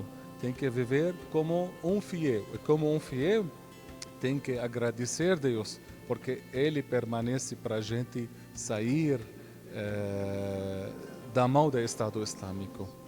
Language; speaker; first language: Portuguese; non-native, fluent; Arabic